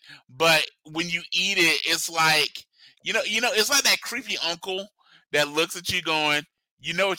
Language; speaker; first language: English; native; English